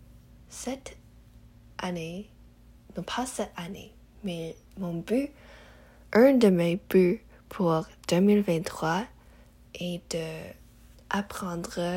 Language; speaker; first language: French; non-native, learner; English